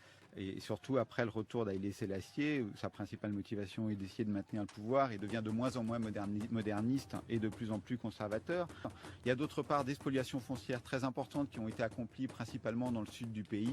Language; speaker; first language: French; native; French